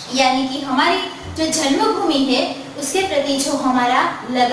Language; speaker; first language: Hindi; non-native, local second language; Gujarati